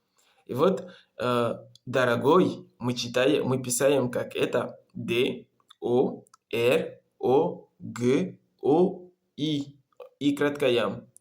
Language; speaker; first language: Russian; non-native, learner; Comorian